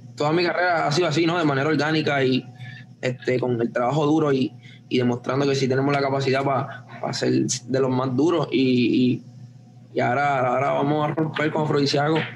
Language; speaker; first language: Spanish; native; Spanish